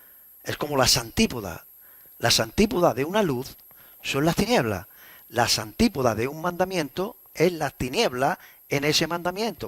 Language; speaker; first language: Spanish; native; Spanish